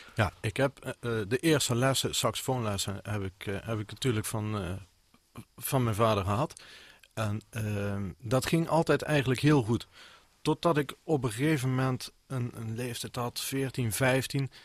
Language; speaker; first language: Dutch; native; Dutch